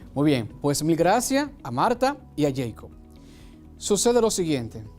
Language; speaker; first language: Spanish; native; Spanish